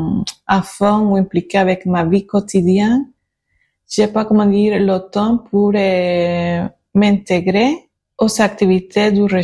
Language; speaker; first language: French; non-native, learner; Spanish